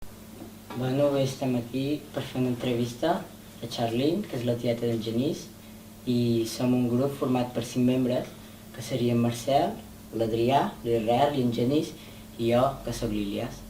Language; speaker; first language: Catalan; native; Catalan